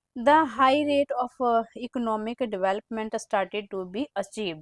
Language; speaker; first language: English; non-native, local second language; Punjabi